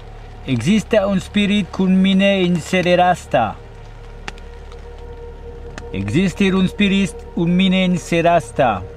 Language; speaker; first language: Romanian; non-native, learner; French